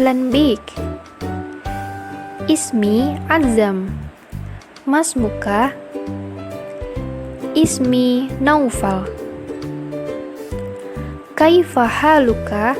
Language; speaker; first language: Arabic; non-native, fluent; Indonesian